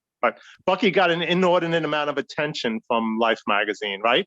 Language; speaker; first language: English; native; English